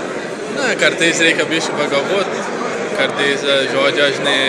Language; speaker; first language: Lithuanian; non-native, learner; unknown